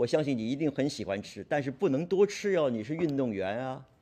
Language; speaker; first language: Chinese; native; Chinese